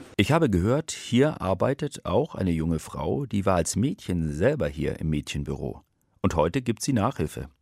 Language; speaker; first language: German; native; German